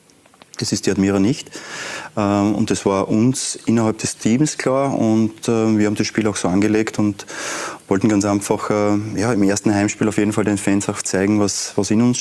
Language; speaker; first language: German; native; German